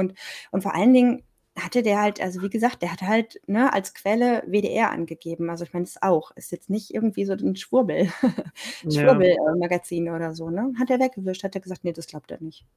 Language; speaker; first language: German; native; German